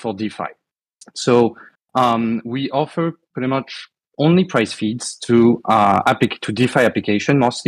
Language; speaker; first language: English; non-native, fluent; French